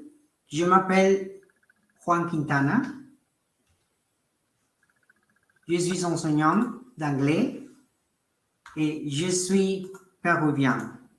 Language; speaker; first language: French; non-native, fluent; Spanish